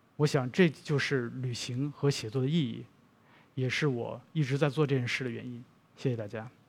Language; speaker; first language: Chinese; native; Chinese